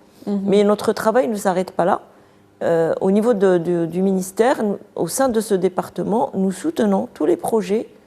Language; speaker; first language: French; non-native, local second language; Arabic